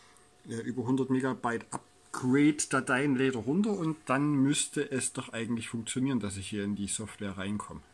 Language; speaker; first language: German; native; German